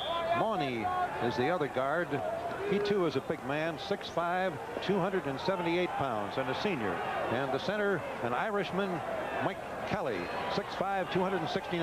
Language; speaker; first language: English; native; English